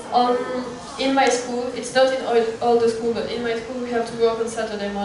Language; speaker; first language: English; non-native, fluent; French